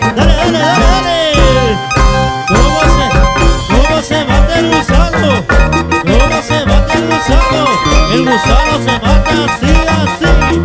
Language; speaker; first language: Spanish; native; Spanish